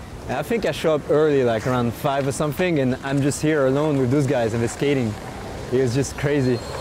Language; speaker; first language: English; non-native, fluent; French